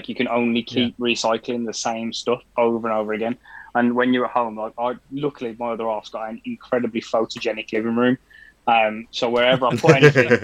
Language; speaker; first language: English; native; English